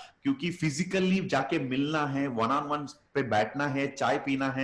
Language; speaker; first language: Hindi; native; Hindi